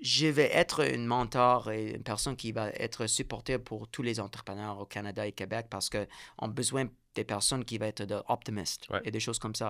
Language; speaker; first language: French; non-native, learner; English